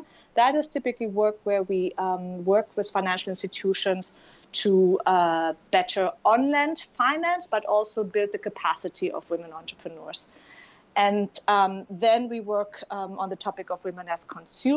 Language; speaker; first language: English; non-native, fluent; German